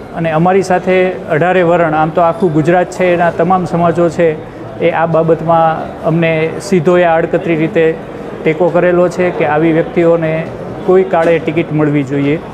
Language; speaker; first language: Gujarati; native; Gujarati